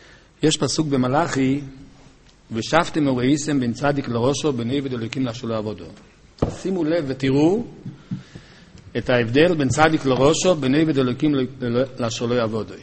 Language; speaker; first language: Hebrew; native; Hebrew